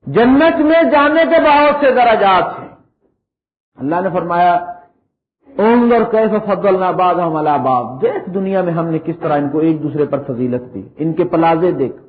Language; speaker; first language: Urdu; native; Urdu